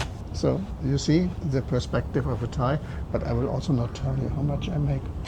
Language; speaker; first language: English; non-native, fluent; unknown